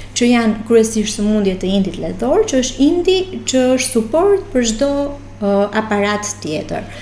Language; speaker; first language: Albanian; native; Albanian